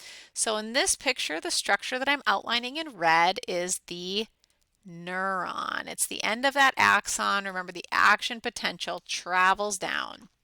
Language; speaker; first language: English; native; English